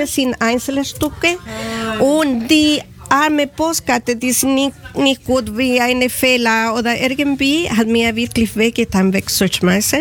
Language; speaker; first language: German; non-native, learner; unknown